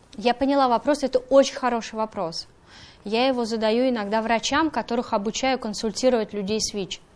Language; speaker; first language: Russian; native; Russian